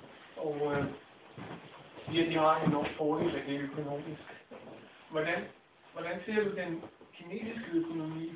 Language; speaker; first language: Danish; native; Danish